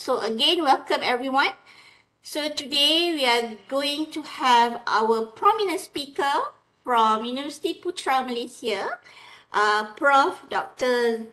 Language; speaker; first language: English; non-native, local second language; Malay